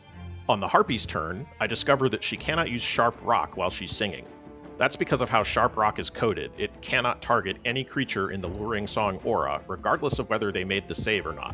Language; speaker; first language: English; native; English